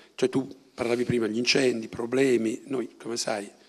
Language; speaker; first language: Italian; native; Italian